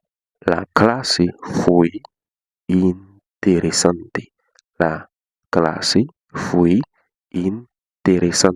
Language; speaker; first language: Spanish; non-native, fluent; Haitian Creole